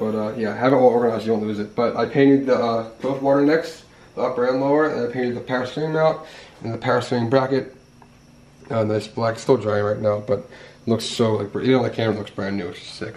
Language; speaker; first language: English; native; English